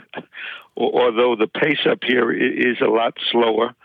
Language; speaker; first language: English; native; English